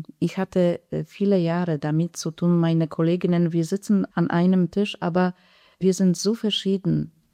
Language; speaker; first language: German; non-native, fluent; Polish